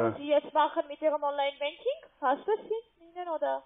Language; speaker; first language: German; non-native, learner; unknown